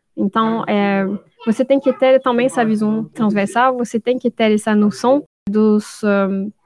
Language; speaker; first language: Portuguese; non-native, fluent; French